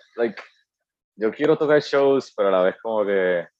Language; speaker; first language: Spanish; native; Spanish